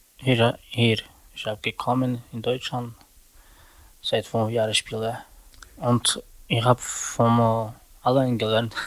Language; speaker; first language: German; non-native, learner; Romany